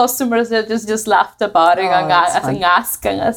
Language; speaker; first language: English; non-native, fluent; Spanish